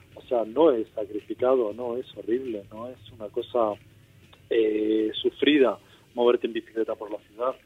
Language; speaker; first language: Spanish; native; Spanish